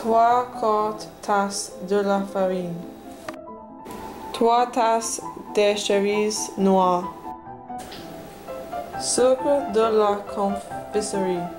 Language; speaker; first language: French; non-native, learner; English